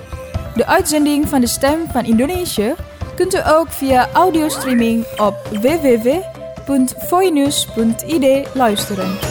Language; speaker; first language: Dutch; non-native, fluent; Indonesian